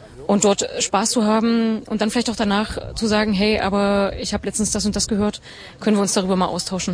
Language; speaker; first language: German; native; German